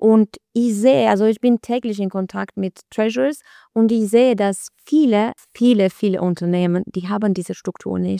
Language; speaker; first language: German; non-native, learner; Albanian